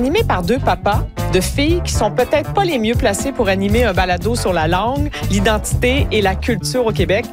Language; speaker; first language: French; native; French